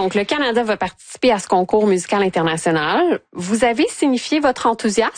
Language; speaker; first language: French; native; French